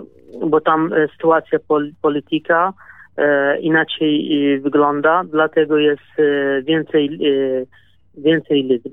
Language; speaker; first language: Polish; non-native, learner; Kurdish